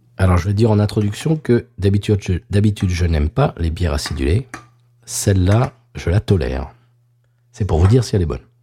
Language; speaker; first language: French; native; French